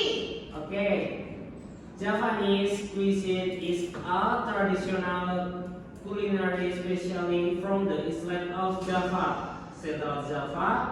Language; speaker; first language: English; non-native, learner; Indonesian